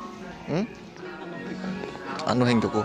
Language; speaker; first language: Japanese; non-native, learner; Indonesian